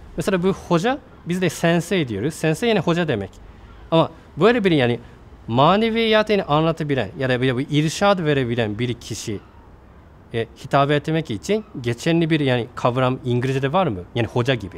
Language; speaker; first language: Turkish; non-native, fluent; Japanese